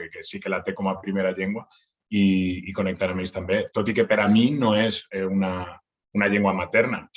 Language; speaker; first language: Catalan; non-native, local second language; Spanish